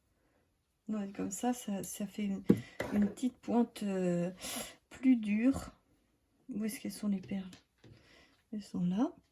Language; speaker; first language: French; native; French